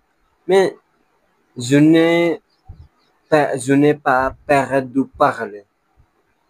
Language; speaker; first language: French; non-native, learner; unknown